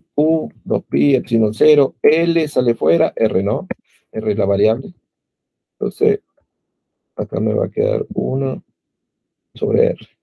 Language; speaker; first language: Spanish; native; Spanish